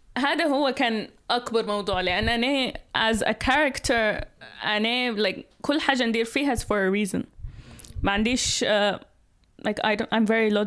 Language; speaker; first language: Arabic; early bilingual, heritage; Arabic